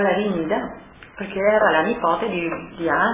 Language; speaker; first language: Italian; early bilingual, other home language; French